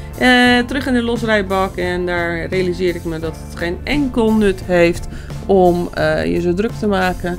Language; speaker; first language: Dutch; native; Dutch